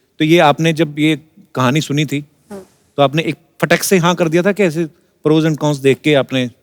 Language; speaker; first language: Hindi; non-native, local second language; Punjabi